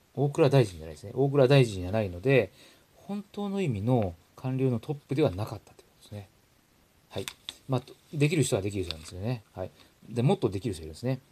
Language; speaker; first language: Japanese; native; Japanese